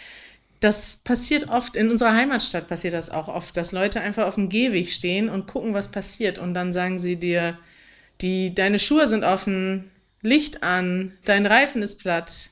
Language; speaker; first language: German; native; German